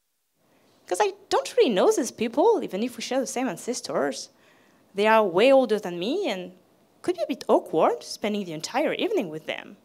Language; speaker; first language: English; non-native, fluent; French